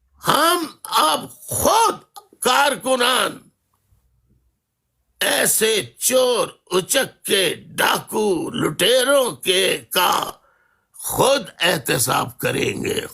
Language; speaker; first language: Urdu; native; Urdu